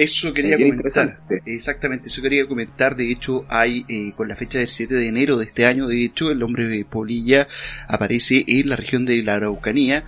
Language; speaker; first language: Spanish; native; Spanish